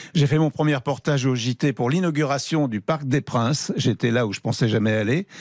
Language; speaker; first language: French; native; French